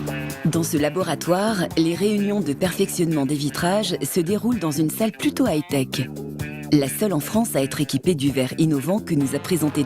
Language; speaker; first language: French; native; French